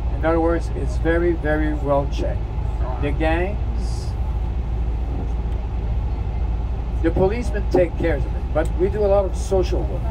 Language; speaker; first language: English; non-native, fluent; French